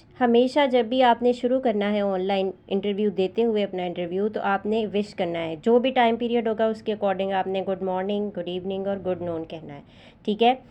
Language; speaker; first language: Urdu; native; Urdu